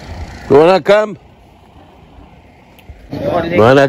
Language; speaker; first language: English; non-native, learner; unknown